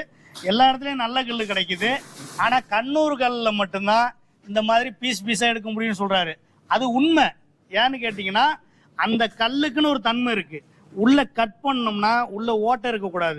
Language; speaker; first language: Tamil; native; Tamil